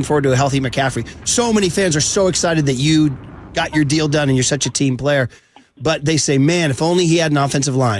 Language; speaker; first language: English; native; English